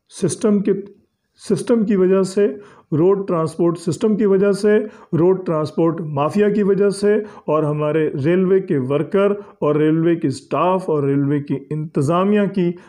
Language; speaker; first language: Urdu; native; Urdu